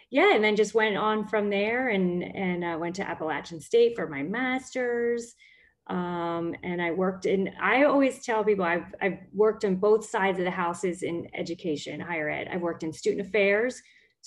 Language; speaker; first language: English; native; English